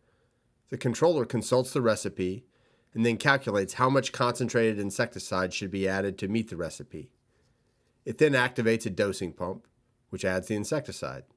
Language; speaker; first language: English; native; English